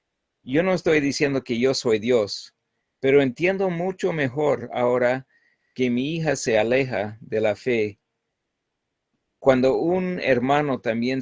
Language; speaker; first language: Spanish; non-native, fluent; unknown